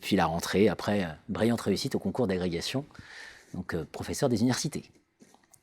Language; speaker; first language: French; native; French